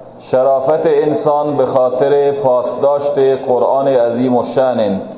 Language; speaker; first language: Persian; non-native, local second language; Baluchi